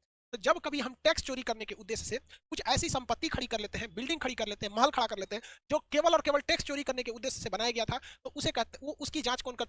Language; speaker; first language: Hindi; native; Hindi